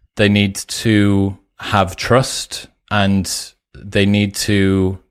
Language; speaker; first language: English; native; English